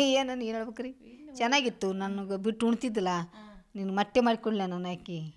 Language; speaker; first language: Kannada; native; Kannada